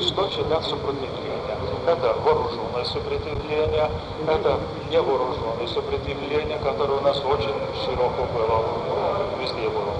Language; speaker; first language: Russian; non-native, fluent; Lithuanian